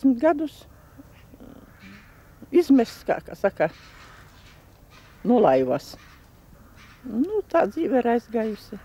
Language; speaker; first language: Latvian; native; Latvian